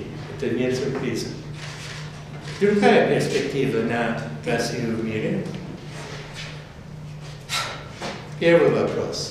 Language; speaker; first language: Russian; non-native, fluent; English